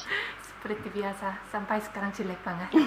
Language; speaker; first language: Indonesian; non-native, learner; Korean